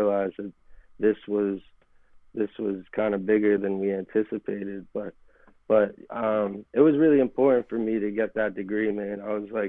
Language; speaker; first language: English; native; English